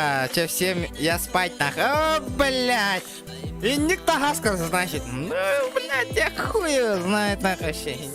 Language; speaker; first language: Russian; non-native, local second language; Yakut